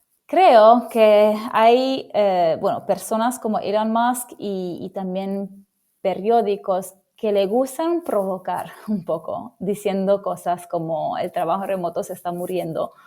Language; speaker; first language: Spanish; non-native, fluent; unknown